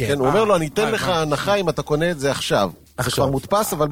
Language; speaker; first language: Hebrew; native; Hebrew